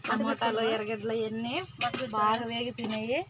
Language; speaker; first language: Telugu; native; Telugu